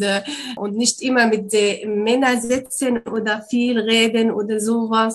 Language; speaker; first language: German; non-native, learner; Arabic